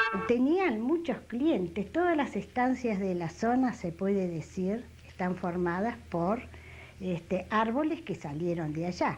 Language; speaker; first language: Spanish; native; Spanish